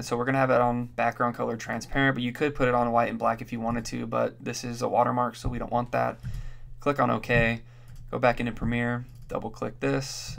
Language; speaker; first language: English; native; English